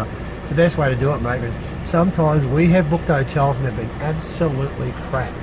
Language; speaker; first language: English; native; English